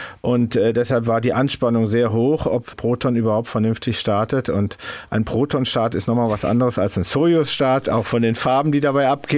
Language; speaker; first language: German; native; German